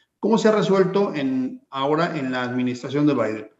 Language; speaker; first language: Spanish; native; Spanish